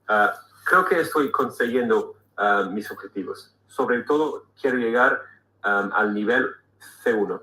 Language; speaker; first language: Spanish; non-native, learner; English